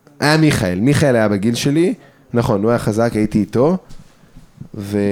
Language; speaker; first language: Hebrew; early bilingual, other home language; English